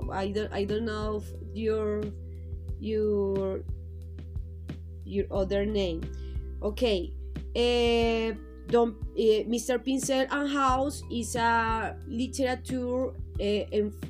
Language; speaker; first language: English; non-native, learner; Spanish